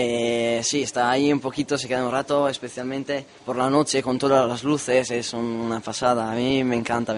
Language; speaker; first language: Spanish; non-native, learner; Italian